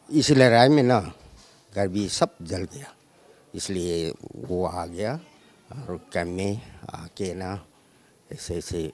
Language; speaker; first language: Hindi; non-native, local second language; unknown